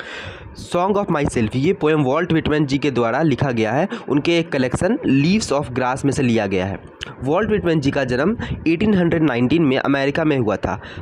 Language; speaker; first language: Hindi; native; Hindi